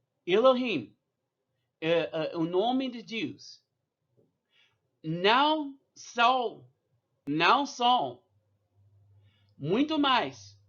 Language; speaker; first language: Portuguese; non-native, learner; English